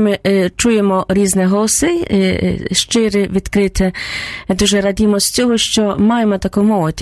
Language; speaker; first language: Ukrainian; non-native, fluent; Polish